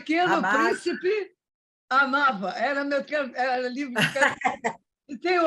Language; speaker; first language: Portuguese; native; Portuguese